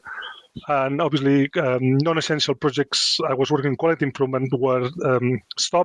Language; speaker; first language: English; non-native, fluent; Spanish